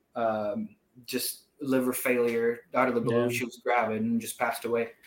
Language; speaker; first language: English; non-native, fluent; Spanish